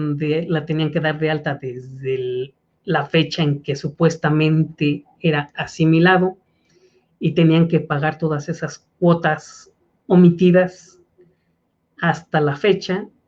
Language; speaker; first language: Spanish; native; Spanish